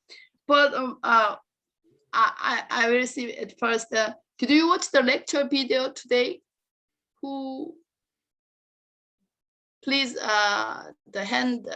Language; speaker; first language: English; non-native, learner; Korean